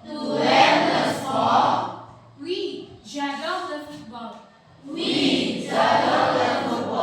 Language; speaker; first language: French; non-native, learner; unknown